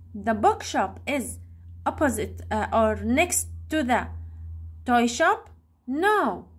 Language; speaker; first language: English; non-native, fluent; Arabic